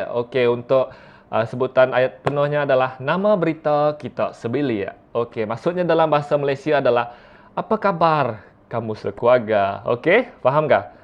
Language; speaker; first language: Malay; non-native, local second language; Iban